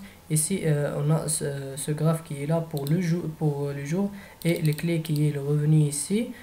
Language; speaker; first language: French; non-native, fluent; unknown